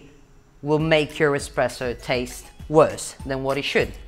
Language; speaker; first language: English; non-native, fluent; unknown